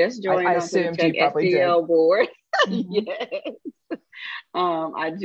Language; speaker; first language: English; native; English